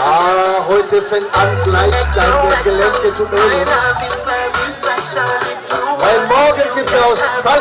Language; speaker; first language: German; non-native, learner; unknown